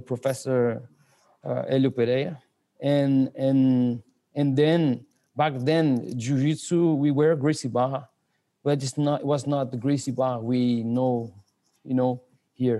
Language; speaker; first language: English; non-native, fluent; French